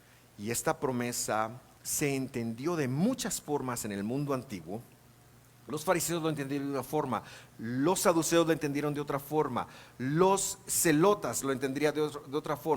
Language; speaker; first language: Spanish; native; Spanish